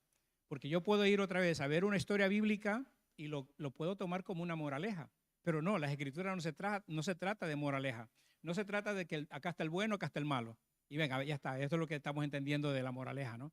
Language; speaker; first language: Spanish; native; Spanish